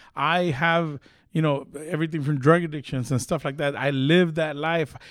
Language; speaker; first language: English; early bilingual, other home language; Spanish